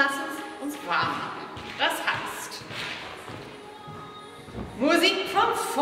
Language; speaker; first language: German; non-native, fluent; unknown